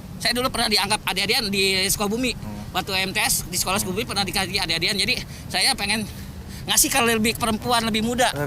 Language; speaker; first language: Indonesian; native; Indonesian